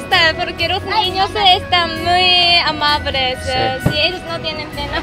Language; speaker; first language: Spanish; non-native, learner; Japanese